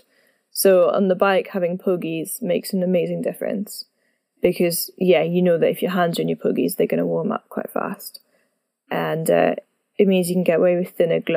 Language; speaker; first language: English; native; English